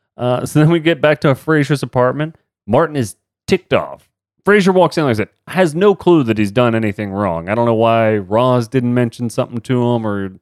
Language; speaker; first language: English; native; English